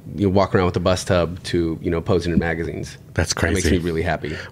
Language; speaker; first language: English; native; English